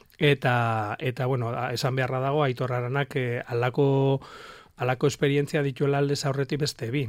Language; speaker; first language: Basque; non-native, local second language; Spanish